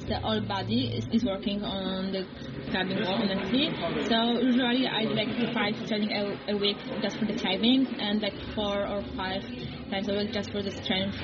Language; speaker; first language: English; non-native, fluent; Polish